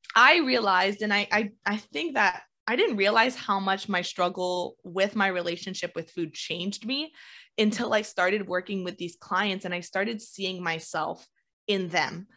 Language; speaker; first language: English; native; English